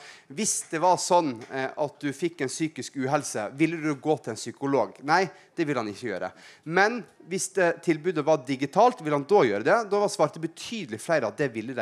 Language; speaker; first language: Norwegian; native; Norwegian